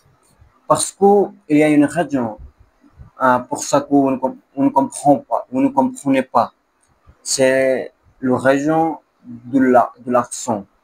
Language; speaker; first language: French; non-native, learner; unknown